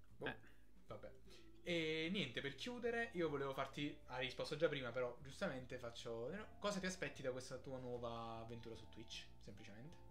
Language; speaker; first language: Italian; native; Italian